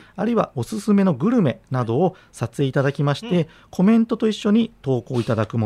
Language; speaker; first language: Japanese; native; Japanese